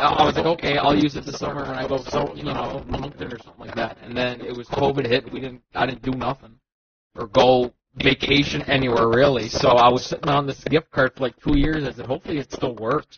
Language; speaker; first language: English; native; English